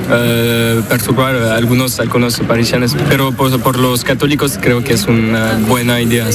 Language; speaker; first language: Spanish; non-native, learner; French